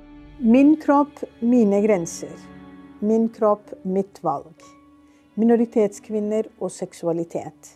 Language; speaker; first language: Norwegian; non-native, fluent; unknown